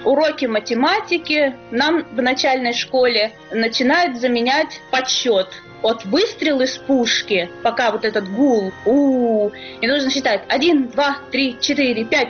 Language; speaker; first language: Russian; native; Russian